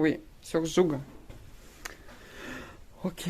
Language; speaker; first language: French; non-native, learner; Russian